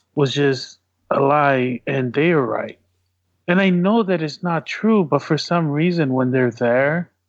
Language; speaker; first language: English; early bilingual, other home language; Tongan